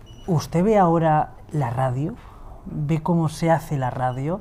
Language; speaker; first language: Spanish; native; Spanish